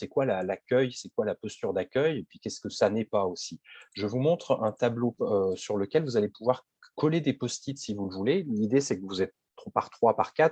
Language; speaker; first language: French; native; French